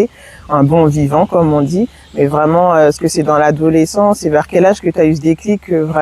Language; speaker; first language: French; native; French